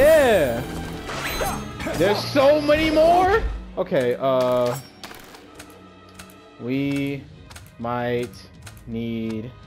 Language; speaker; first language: English; native; English